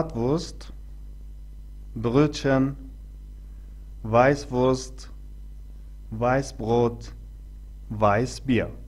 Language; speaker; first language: German; non-native, fluent; Arabic